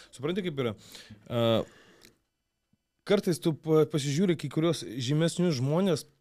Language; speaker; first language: Lithuanian; non-native, local second language; Russian